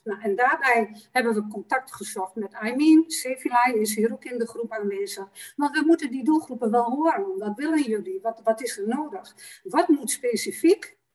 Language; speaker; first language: Dutch; native; Dutch